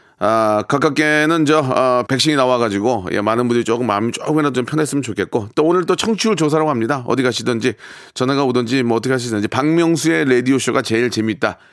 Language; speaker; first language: Korean; native; Korean